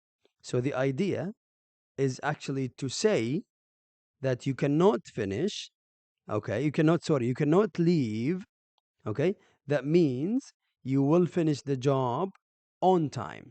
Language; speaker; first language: English; non-native, fluent; Arabic